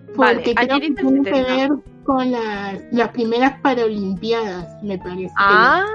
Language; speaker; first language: Spanish; native; Spanish